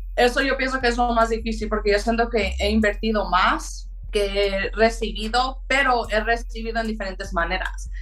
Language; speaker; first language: Spanish; early bilingual, heritage; Spanish